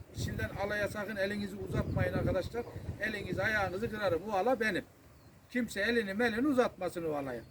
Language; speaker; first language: Turkish; native; Turkish